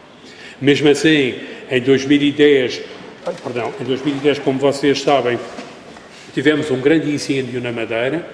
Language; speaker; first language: Portuguese; native; Portuguese